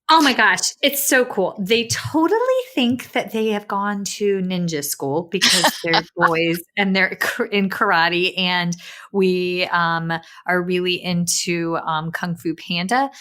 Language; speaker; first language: English; native; English